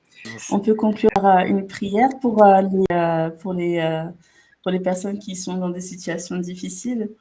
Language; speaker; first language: French; native; French